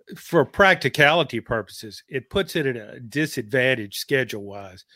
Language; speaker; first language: English; native; English